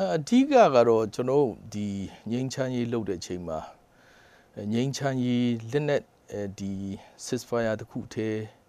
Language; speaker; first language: Burmese; non-native, local second language; Kachin